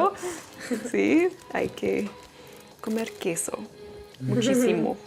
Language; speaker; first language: Spanish; non-native, learner; English